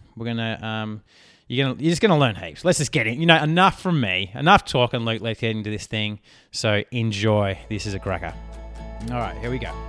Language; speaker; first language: English; native; English